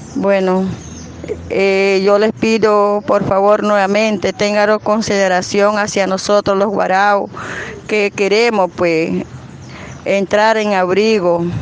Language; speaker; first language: Spanish; non-native, local second language; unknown